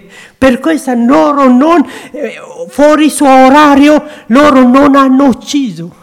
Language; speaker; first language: Italian; non-native, learner; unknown